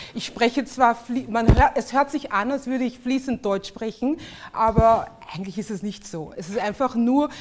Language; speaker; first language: German; early bilingual, other home language; English